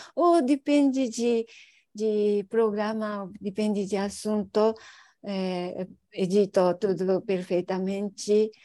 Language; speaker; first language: Portuguese; non-native, learner; Japanese